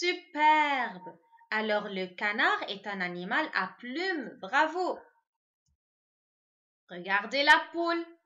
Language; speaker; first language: French; non-native, local second language; Arabic